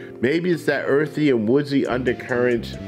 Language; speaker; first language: English; native; English